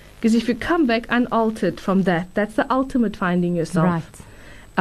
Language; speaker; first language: English; native; English